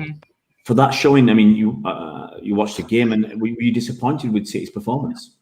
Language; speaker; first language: English; native; English